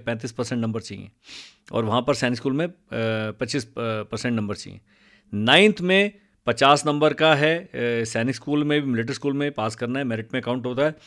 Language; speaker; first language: Hindi; non-native, local second language; Punjabi